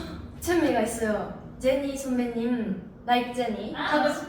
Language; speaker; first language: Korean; non-native, learner; Japanese